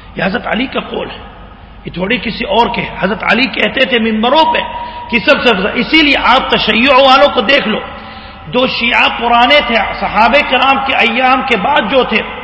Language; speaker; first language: Urdu; native; Urdu